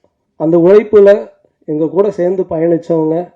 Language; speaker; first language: Tamil; native; Tamil